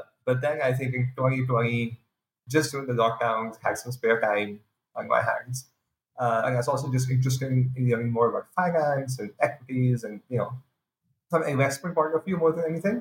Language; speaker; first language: English; non-native, local second language; Urdu